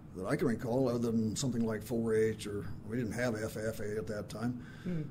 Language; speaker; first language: English; native; English